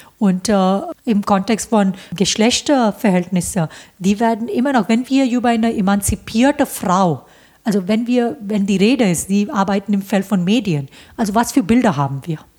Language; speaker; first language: German; non-native, fluent; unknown